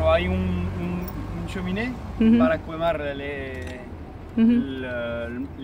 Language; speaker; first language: Spanish; non-native, learner; French